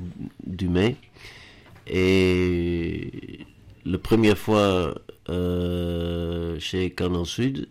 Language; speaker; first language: French; non-native, learner; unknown